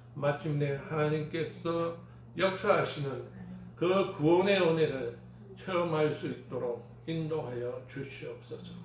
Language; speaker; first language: Korean; native; Korean